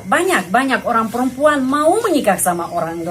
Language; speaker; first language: Indonesian; non-native, fluent; Russian